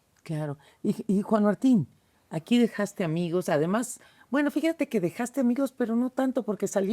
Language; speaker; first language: Spanish; native; Spanish